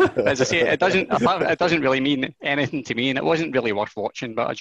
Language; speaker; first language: English; native; English